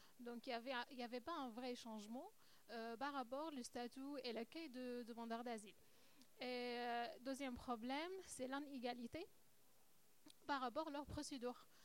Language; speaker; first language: French; non-native, learner; Arabic